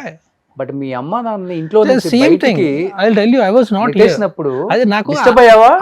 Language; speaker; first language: Telugu; native; Telugu